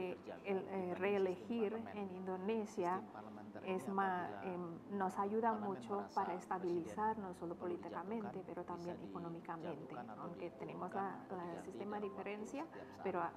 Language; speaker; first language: Spanish; non-native, fluent; Indonesian